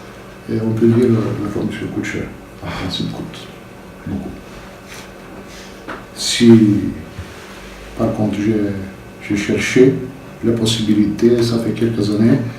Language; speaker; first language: French; non-native, fluent; Bulgarian